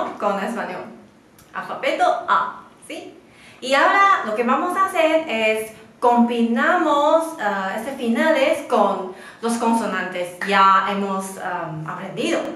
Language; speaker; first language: Spanish; non-native, fluent; Chinese